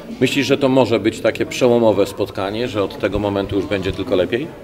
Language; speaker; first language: Polish; native; Polish